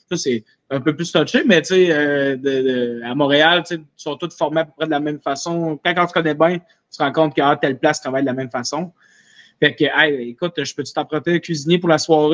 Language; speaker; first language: French; native; French